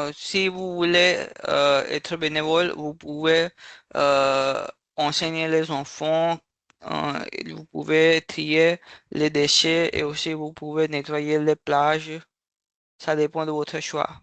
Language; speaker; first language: French; non-native, fluent; Hindi